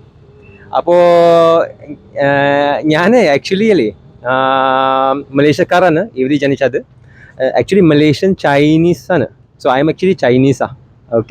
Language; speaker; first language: Malayalam; non-native, learner; Chinese